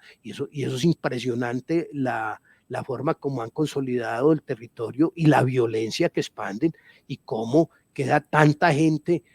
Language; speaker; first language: Spanish; native; Spanish